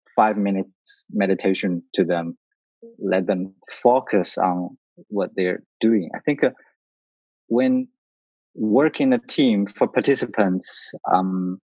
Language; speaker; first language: English; non-native, learner; Chinese